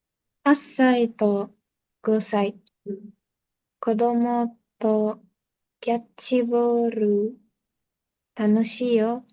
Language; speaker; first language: Japanese; non-native, learner; Indonesian